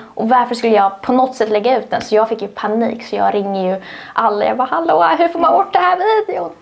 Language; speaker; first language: Swedish; early bilingual, other home language; Russian